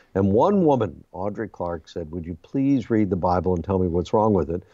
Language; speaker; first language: English; native; English